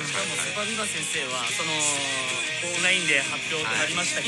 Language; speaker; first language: Japanese; native; Japanese